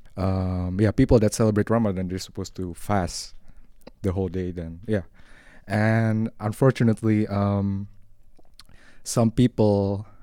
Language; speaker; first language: English; non-native, fluent; Indonesian